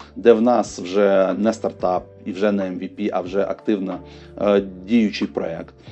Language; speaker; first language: Ukrainian; non-native, local second language; Russian